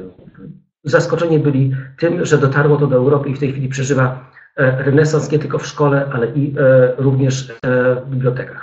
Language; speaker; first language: Polish; native; Polish